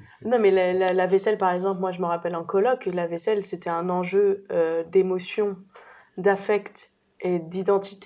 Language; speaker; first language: French; native; French